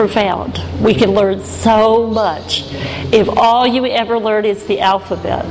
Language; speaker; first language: English; native; English